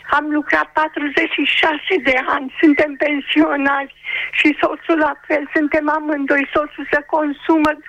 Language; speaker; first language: Romanian; native; Romanian